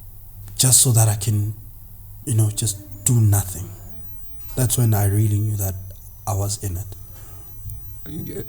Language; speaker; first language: English; non-native, local second language; Zulu